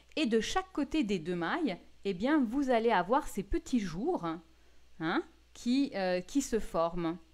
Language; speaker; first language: French; native; French